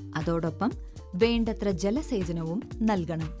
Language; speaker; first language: Malayalam; native; Malayalam